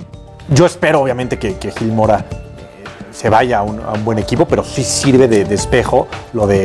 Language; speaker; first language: Spanish; native; Spanish